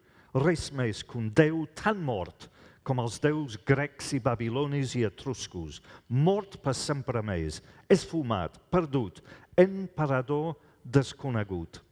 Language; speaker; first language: Catalan; non-native, fluent; English